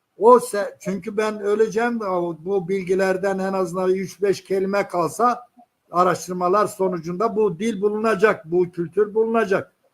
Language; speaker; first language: Turkish; non-native, local second language; Zaza